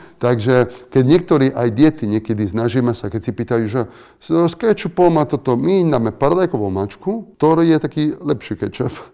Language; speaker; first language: Slovak; non-native, fluent; Italian